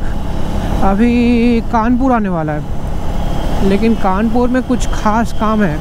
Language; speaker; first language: Hindi; native; Hindi